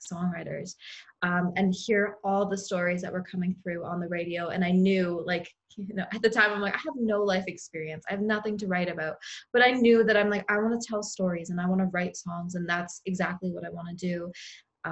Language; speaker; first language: English; native; English